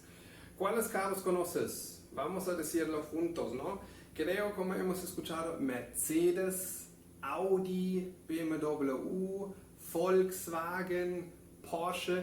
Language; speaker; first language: Spanish; non-native, fluent; German